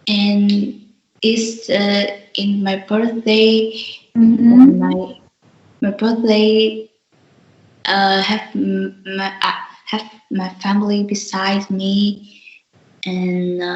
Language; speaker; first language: English; non-native, learner; Vietnamese